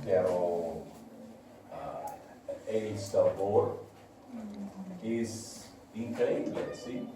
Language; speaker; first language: Spanish; non-native, learner; English